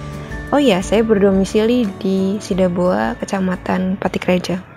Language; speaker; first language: Indonesian; native; Indonesian